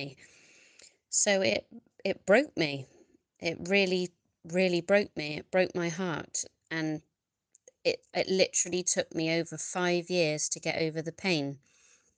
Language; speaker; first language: English; native; English